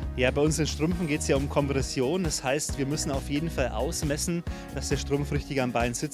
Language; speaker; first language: German; native; German